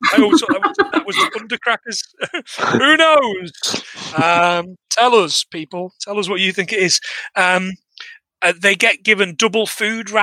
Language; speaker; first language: English; native; English